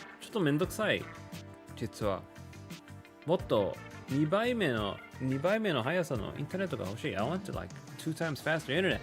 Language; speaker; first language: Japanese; non-native, learner; English